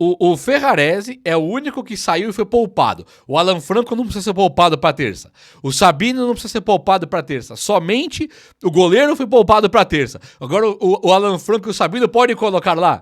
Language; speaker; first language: Portuguese; native; Portuguese